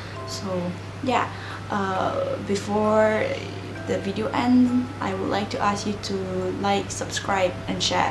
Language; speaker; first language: English; non-native, local second language; Chinese